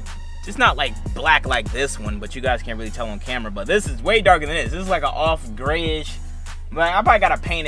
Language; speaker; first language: English; native; English